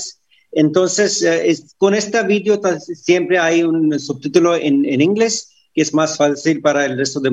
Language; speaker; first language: Spanish; non-native, fluent; Hindi